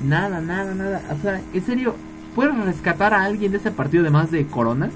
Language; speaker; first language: Spanish; native; Spanish